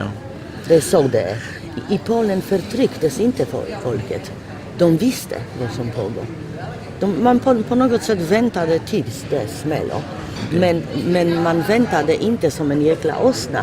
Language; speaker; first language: Swedish; non-native, fluent; Polish